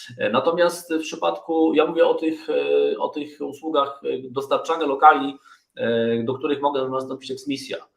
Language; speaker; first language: Polish; native; Polish